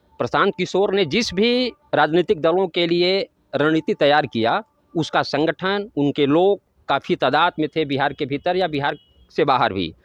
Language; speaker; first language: Hindi; native; Hindi